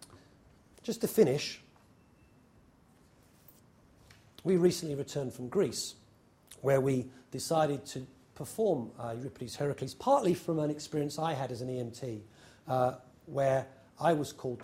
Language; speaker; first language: English; native; English